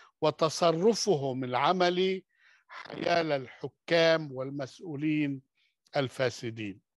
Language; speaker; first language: Arabic; native; Arabic